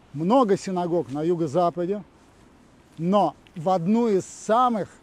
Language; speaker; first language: Russian; native; Russian